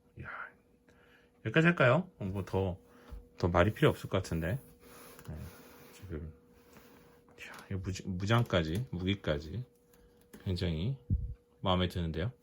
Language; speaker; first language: Korean; native; Korean